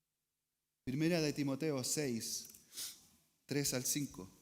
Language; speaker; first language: Spanish; native; Spanish